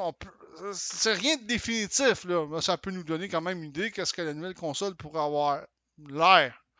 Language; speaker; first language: French; native; French